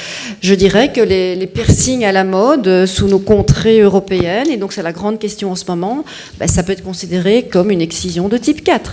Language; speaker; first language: French; native; French